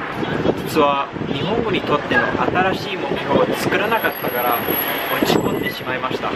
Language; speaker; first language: Japanese; non-native, fluent; English